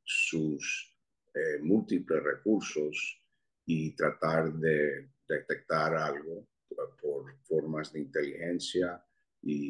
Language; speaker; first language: Spanish; early bilingual, heritage; Spanish